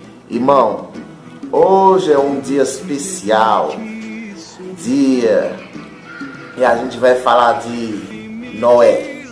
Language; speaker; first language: Portuguese; non-native, learner; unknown